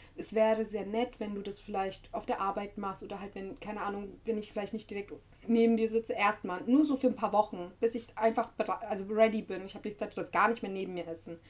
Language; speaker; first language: German; native; German